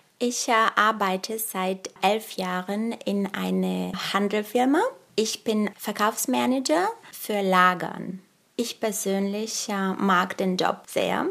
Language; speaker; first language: German; early bilingual, other home language; Bulgarian